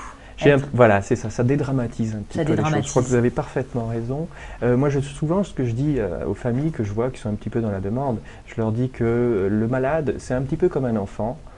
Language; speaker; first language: French; native; French